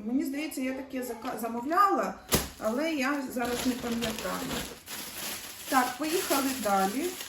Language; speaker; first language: Ukrainian; native; Ukrainian